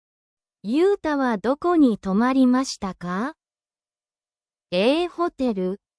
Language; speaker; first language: Japanese; native; Japanese